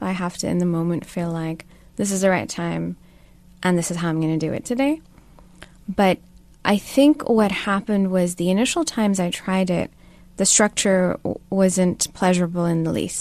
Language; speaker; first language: English; non-native, local second language; Urdu